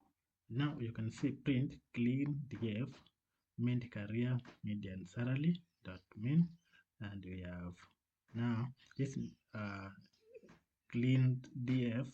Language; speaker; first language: English; non-native, fluent; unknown